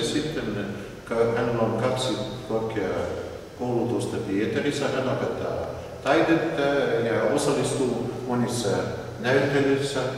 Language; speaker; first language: Finnish; non-native, learner; Russian